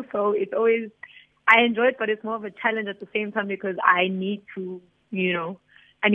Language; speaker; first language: English; non-native, local second language; Zulu